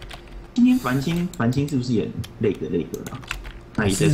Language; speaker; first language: Chinese; native; Chinese